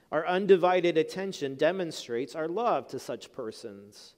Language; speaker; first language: English; native; English